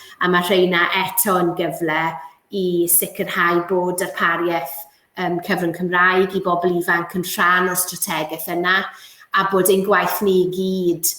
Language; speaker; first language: Welsh; native; Welsh